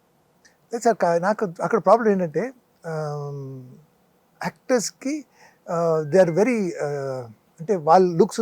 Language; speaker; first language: Telugu; non-native, local second language; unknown